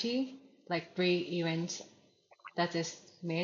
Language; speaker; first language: English; non-native, learner; Thai